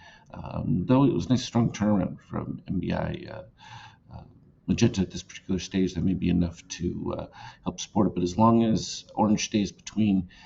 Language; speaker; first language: English; native; English